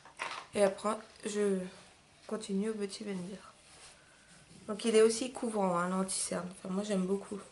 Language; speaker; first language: French; native; French